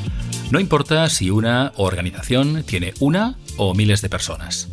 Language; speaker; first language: Spanish; native; Spanish